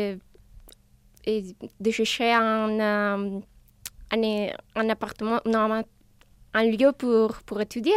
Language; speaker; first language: French; non-native, fluent; Spanish